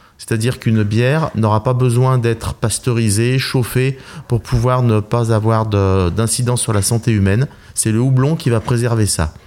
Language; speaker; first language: French; native; French